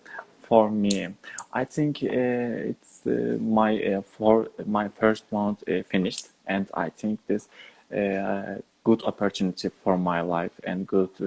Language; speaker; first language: English; non-native, learner; Turkish